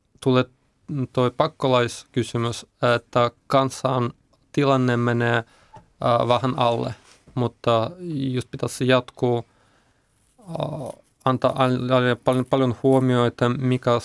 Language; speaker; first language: Finnish; non-native, learner; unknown